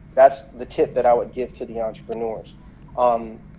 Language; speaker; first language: English; native; English